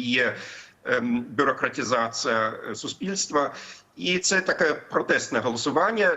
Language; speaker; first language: Ukrainian; non-native, fluent; German